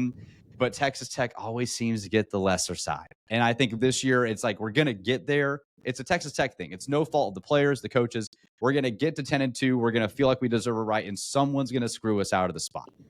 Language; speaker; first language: English; native; English